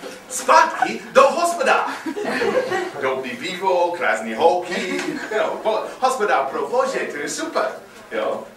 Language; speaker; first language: Czech; non-native, learner; English